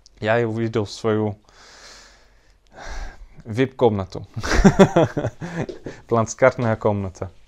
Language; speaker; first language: Russian; non-native, learner; Dutch